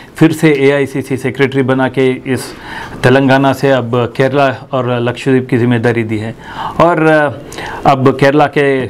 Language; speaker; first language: Hindi; native; Hindi